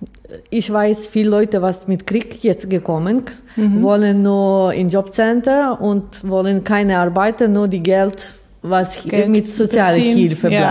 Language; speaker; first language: German; non-native, learner; Ukrainian